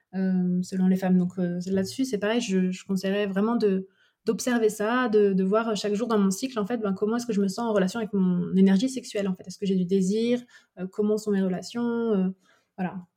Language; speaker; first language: French; native; French